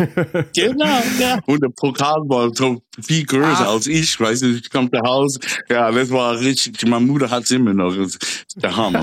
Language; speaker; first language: German; non-native, fluent; English